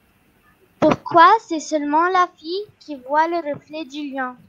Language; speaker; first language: French; non-native, learner; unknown